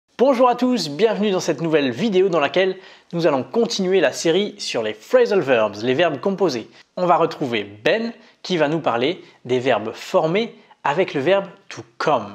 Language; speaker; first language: French; native; French